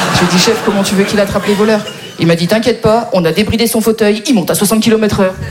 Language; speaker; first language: French; native; French